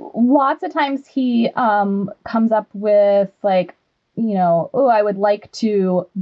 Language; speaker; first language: English; native; English